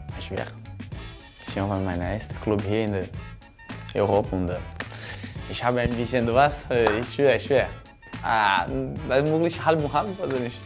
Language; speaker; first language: German; non-native, learner; Portuguese